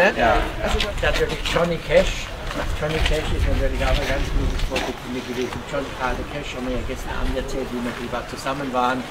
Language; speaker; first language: German; native; German